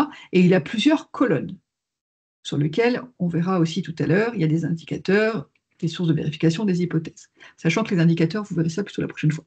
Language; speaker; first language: French; native; French